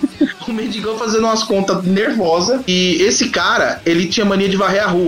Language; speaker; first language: Portuguese; native; Portuguese